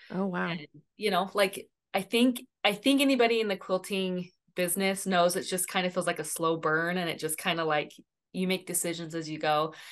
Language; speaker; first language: English; native; English